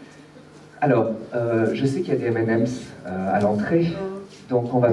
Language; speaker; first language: French; native; French